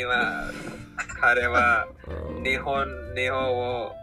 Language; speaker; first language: Japanese; non-native, learner; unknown